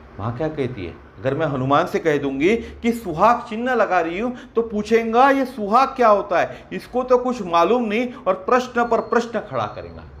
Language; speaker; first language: Hindi; non-native, local second language; Marathi